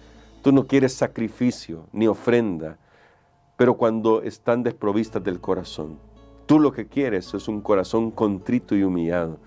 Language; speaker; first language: Spanish; native; Spanish